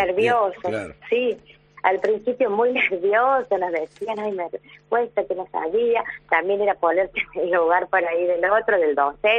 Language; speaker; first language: Spanish; native; Spanish